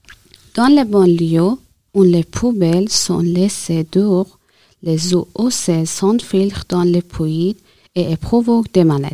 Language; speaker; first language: French; non-native, learner; Persian